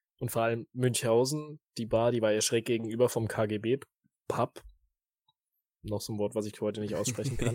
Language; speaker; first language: German; native; German